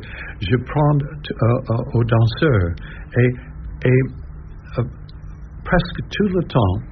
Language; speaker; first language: French; non-native, learner; English